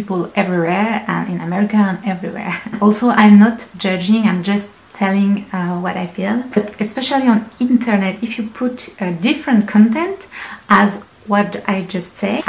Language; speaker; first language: English; non-native, fluent; French